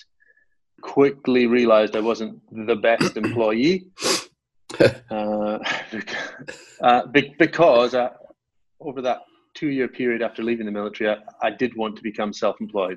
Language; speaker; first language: English; native; English